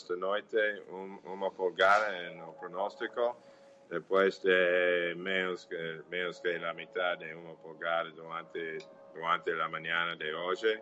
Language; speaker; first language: Portuguese; non-native, learner; English